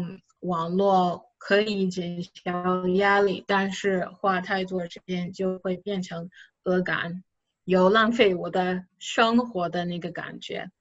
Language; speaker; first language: Chinese; non-native, fluent; English